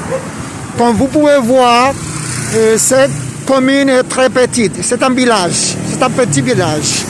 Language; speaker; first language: French; non-native, fluent; Spanish